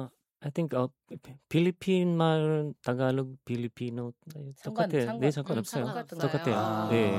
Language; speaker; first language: Korean; non-native, learner; Filipino